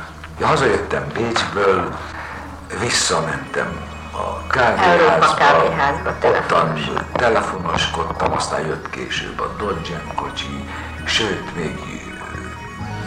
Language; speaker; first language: Hungarian; native; Hungarian